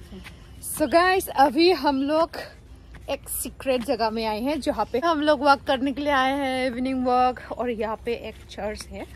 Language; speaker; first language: Hindi; non-native, local second language; Bodo